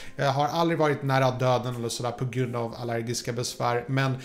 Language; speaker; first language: Swedish; early bilingual, other home language; Polish